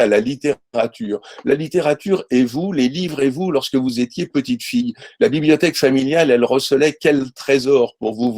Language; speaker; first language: French; native; French